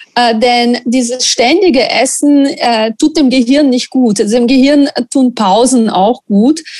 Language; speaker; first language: German; non-native, fluent; Italian